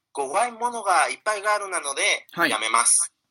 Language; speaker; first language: Japanese; non-native, fluent; Spanish